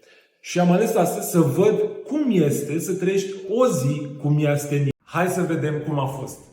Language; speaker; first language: Romanian; native; Romanian